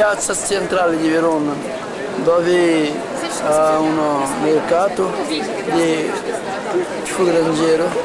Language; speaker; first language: Italian; non-native, learner; Portuguese